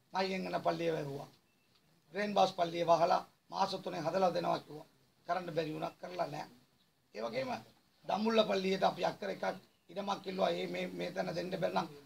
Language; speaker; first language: Sinhala; non-native, local second language; Tamil